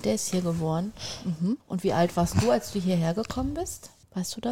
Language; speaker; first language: German; native; German